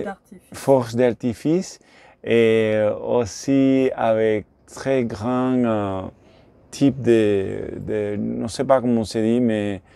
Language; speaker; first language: French; non-native, learner; Spanish